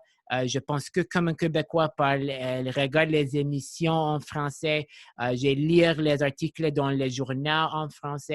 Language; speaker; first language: French; non-native, local second language; English